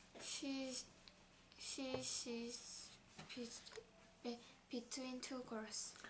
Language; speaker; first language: English; non-native, learner; Korean